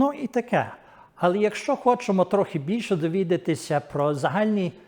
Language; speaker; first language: Ukrainian; early bilingual, heritage; Ukrainian